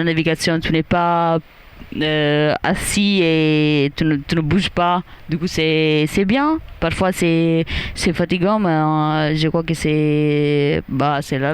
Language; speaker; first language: French; non-native, learner; Italian